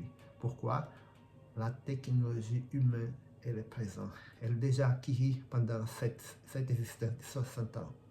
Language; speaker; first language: French; non-native, fluent; Portuguese